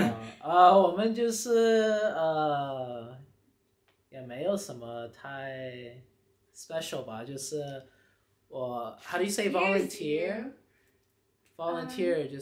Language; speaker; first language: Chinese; early bilingual, heritage; Chinese